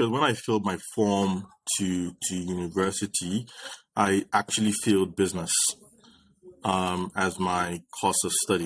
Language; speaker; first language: English; non-native, local second language; Yoruba